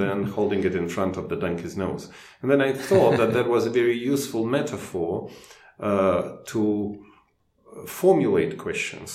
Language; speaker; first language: English; non-native, fluent; Russian